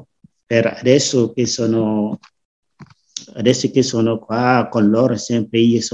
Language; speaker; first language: Italian; non-native, learner; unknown